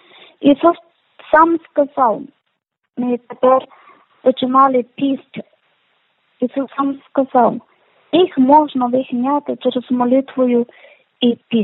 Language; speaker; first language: Ukrainian; non-native, learner; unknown